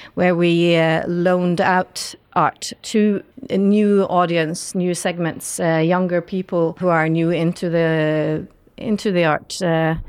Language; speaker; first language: English; non-native, fluent; Norwegian